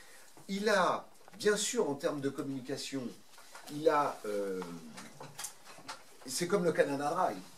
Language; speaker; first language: French; native; French